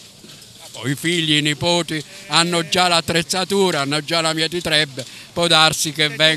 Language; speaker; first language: Italian; native; Italian